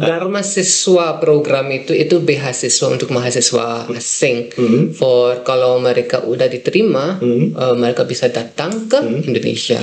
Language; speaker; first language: Indonesian; non-native, fluent; Dutch